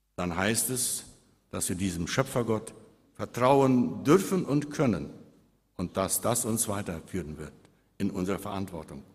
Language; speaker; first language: German; early bilingual, heritage; Spanish